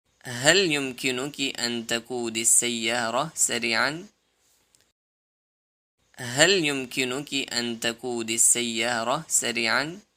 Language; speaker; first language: Arabic; non-native, fluent; Urdu